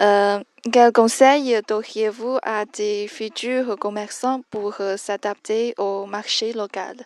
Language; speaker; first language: French; non-native, learner; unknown